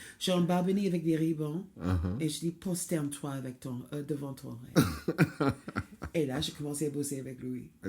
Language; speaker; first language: French; non-native, fluent; English